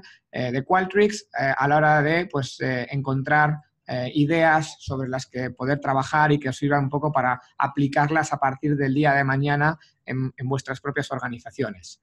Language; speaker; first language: Spanish; native; Spanish